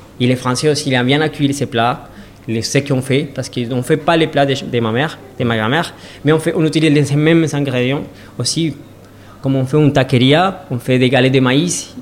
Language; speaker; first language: French; non-native, learner; Spanish